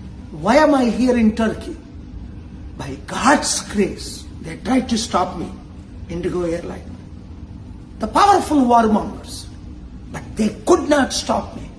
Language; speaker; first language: English; non-native, local second language; Telugu